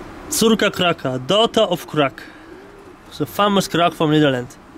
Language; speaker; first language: English; non-native, learner; Polish